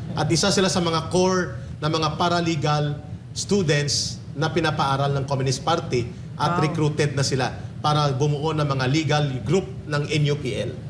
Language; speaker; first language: Filipino; non-native, local second language; Hiligaynon